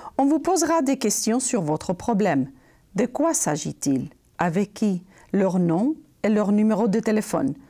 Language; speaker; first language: French; non-native, fluent; Spanish